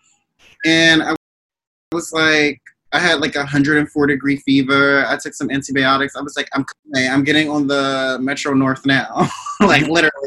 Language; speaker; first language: English; native; English